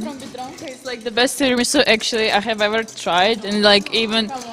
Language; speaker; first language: English; non-native, fluent; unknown